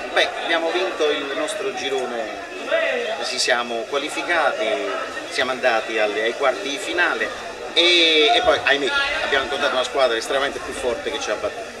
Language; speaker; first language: Italian; native; Italian